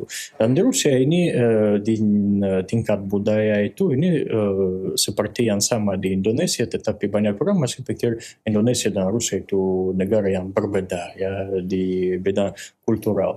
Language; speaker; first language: Indonesian; non-native, fluent; Russian